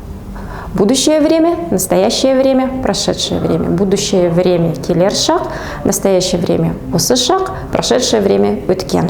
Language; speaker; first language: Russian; non-native, local second language; Kazakh